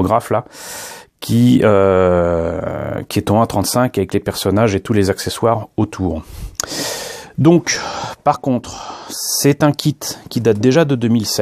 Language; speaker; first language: French; native; French